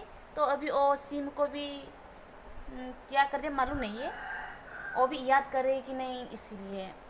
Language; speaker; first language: Hindi; non-native, local second language; Santali